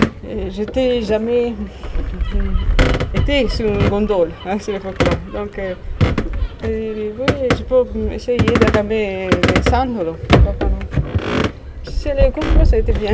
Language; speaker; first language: French; non-native, learner; Italian